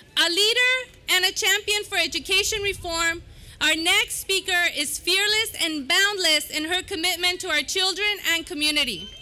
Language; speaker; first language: English; early bilingual, other home language; Spanish